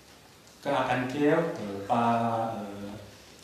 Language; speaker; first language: Russian; non-native, learner; Thai